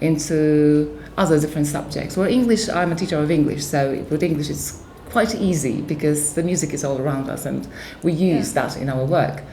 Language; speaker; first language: English; non-native, fluent; Polish